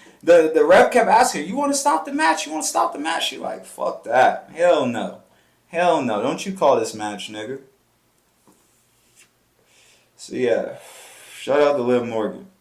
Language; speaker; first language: English; native; English